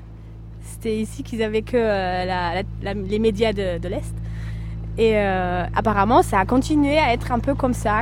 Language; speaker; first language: French; non-native, fluent; German